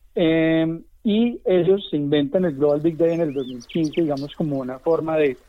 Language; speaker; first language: Spanish; native; Spanish